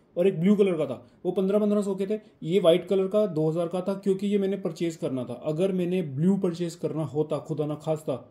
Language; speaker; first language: Hindi; non-native, local second language; Punjabi